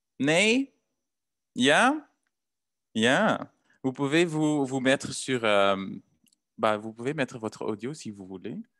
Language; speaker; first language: French; non-native, fluent; Dutch